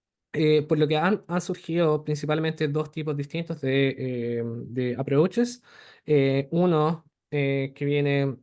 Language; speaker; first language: Spanish; native; Spanish